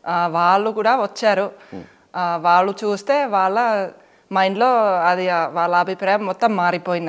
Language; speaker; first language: Telugu; non-native, fluent; Finnish